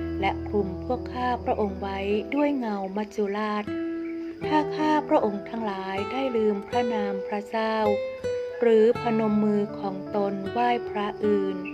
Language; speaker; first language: Thai; native; Thai